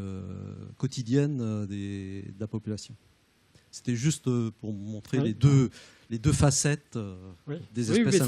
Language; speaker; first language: French; native; French